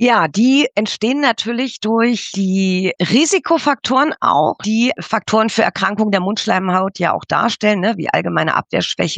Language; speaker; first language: German; native; German